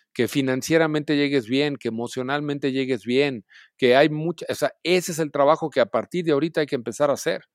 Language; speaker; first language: Spanish; native; Spanish